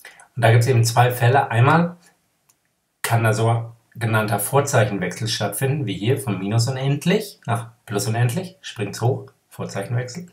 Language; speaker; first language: German; native; German